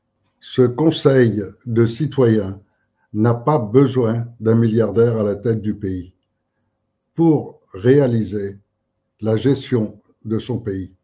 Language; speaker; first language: French; native; French